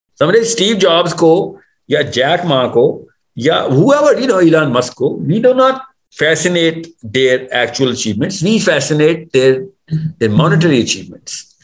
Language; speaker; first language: Urdu; native; Urdu